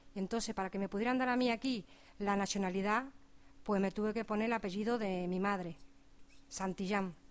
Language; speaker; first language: Spanish; native; Spanish